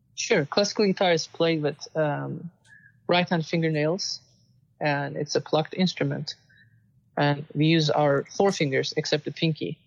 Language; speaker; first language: English; non-native, fluent; Turkish